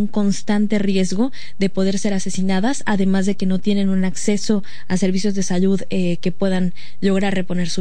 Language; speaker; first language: Spanish; native; Spanish